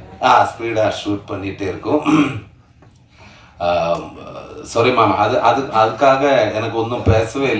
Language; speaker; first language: Tamil; non-native, learner; Malayalam